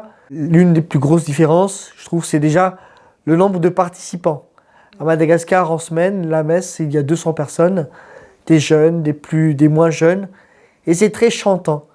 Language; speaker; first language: French; non-native, local second language; Malagasy